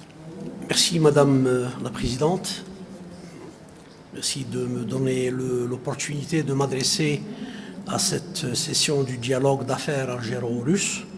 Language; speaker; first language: French; non-native, local second language; Arabic